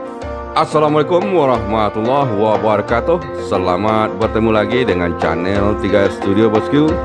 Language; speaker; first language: Indonesian; native; Indonesian